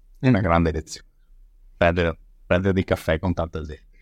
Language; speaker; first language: Italian; native; Italian